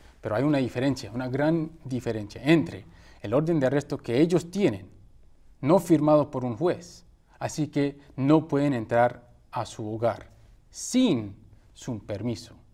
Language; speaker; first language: Spanish; early bilingual, heritage; Spanish